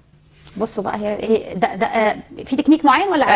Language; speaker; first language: Arabic; native; Arabic